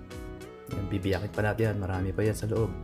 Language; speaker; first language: Filipino; native; Filipino